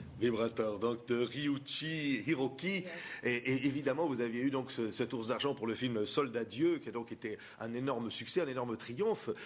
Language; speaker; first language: French; native; French